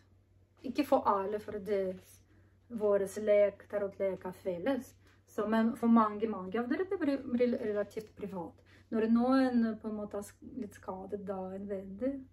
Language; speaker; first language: Norwegian; non-native, learner; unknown